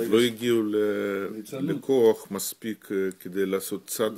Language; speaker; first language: Hebrew; non-native, fluent; Russian